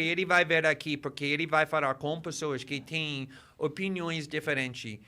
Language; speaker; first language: Portuguese; non-native, fluent; English